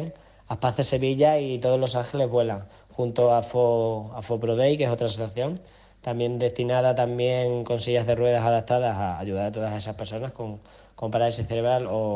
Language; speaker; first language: Spanish; native; Spanish